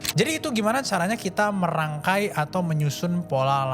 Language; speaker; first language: Indonesian; native; Indonesian